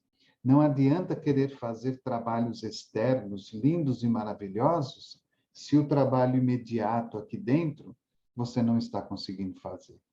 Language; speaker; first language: Portuguese; native; Portuguese